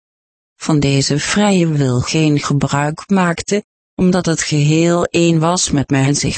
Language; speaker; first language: Dutch; native; Dutch